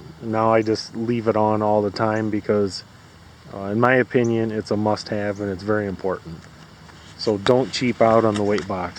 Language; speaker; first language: English; native; English